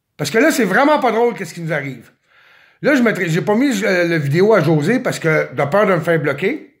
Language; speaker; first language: French; native; French